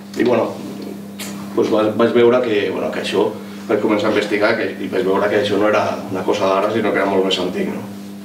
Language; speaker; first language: Catalan; non-native, local second language; Spanish